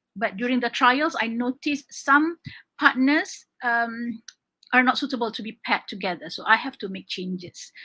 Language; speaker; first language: English; non-native, local second language; Malay